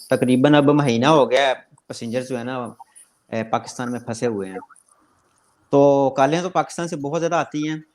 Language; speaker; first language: Urdu; non-native, local second language; Punjabi